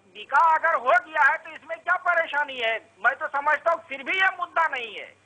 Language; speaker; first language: Hindi; native; Hindi